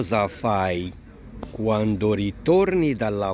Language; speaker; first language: Italian; non-native, fluent; Arabic